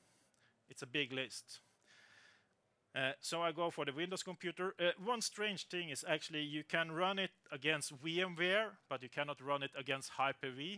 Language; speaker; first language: English; non-native, fluent; Norwegian